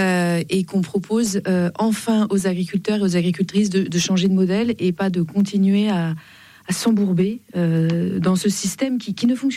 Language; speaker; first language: French; native; French